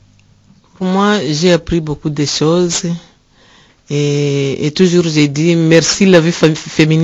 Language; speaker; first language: French; non-native, learner; Rundi